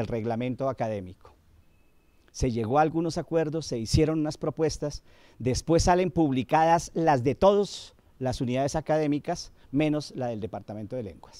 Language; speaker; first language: Spanish; native; Spanish